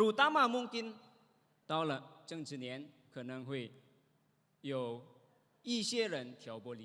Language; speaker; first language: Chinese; non-native, fluent; Indonesian